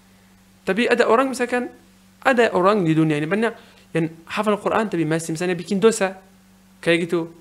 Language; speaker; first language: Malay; non-native, learner; Arabic